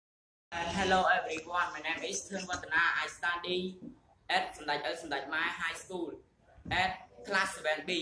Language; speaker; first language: English; non-native, learner; Khmer